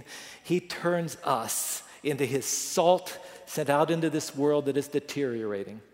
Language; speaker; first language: English; native; English